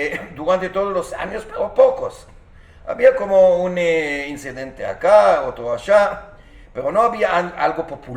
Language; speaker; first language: Spanish; non-native, fluent; Hebrew